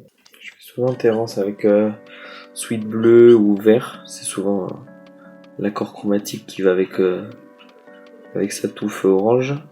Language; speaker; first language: French; native; French